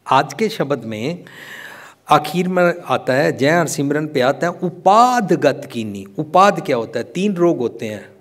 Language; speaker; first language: Hindi; non-native, local second language; Punjabi